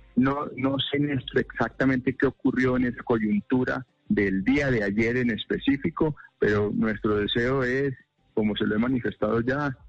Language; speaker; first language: Spanish; native; Spanish